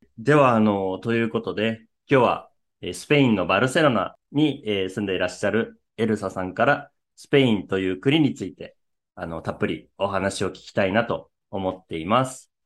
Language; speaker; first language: Japanese; native; Japanese